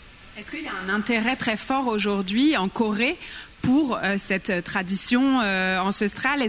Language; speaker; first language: French; native; French